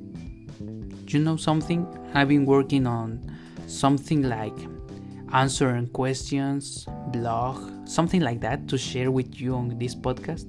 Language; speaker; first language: English; non-native, learner; Spanish